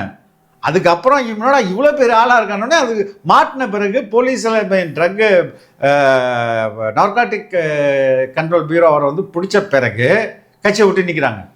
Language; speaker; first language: Tamil; native; Tamil